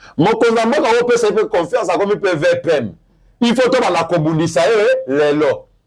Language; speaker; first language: Lingala; native; Lingala